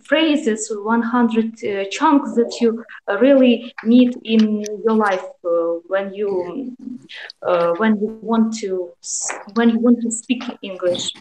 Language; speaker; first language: English; non-native, learner; Russian